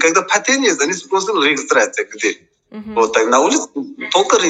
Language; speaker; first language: Russian; non-native, learner; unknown